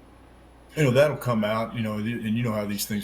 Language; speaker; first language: English; native; English